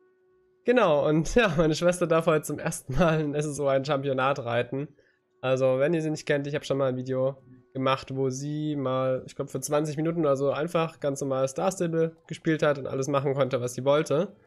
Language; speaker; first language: German; native; German